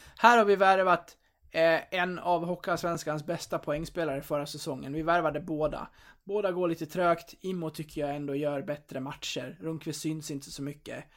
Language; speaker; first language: Swedish; native; Swedish